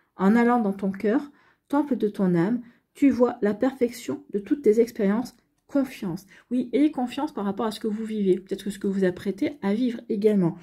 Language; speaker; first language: French; native; French